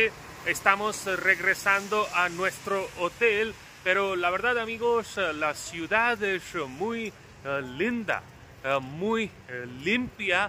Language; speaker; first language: Spanish; non-native, fluent; Hindi